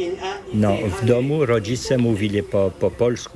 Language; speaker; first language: Polish; early bilingual, heritage; Polish